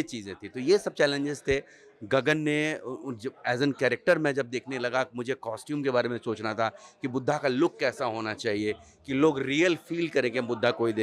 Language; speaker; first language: Hindi; native; Hindi